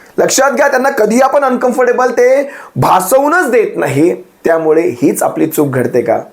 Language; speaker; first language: Marathi; native; Marathi